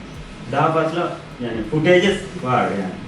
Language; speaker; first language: Turkish; non-native, learner; Sinhala